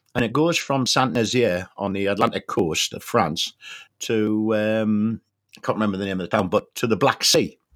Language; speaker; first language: English; native; English